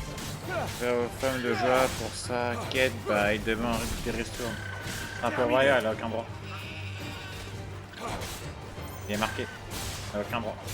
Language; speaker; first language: French; native; French